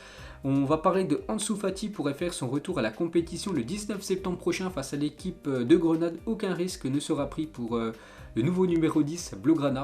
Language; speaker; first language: French; native; French